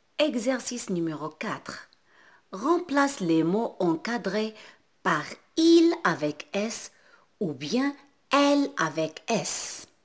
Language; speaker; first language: French; non-native, local second language; Arabic